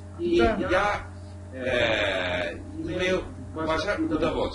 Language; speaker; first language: Russian; non-native, learner; English